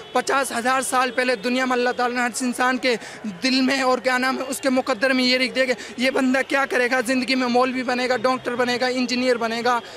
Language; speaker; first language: Hindi; native; Hindi